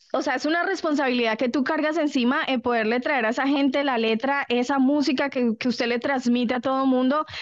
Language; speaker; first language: Spanish; native; Spanish